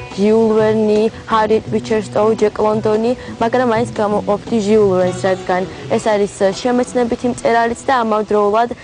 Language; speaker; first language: Georgian; non-native, local second language; Svan